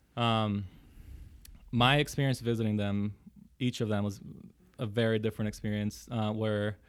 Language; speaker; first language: English; early bilingual, other home language; Portuguese